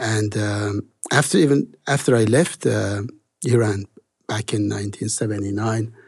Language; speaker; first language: English; non-native, fluent; Persian